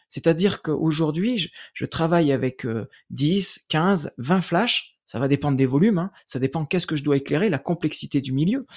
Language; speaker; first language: French; native; French